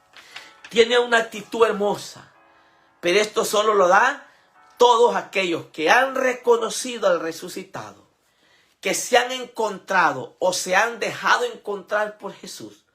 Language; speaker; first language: Spanish; native; Spanish